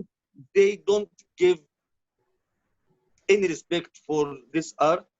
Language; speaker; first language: English; non-native, learner; Arabic